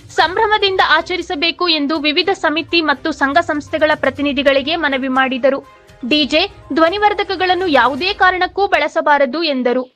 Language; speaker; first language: Kannada; native; Kannada